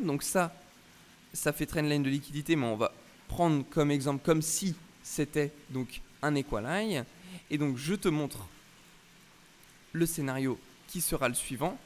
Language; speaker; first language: French; native; French